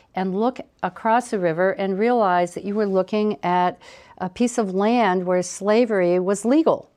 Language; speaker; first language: English; native; English